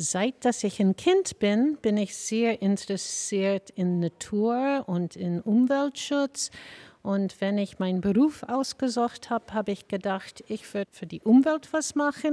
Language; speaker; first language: German; non-native, fluent; English